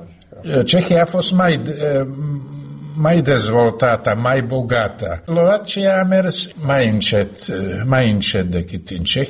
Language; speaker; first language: Romanian; non-native, learner; Slovak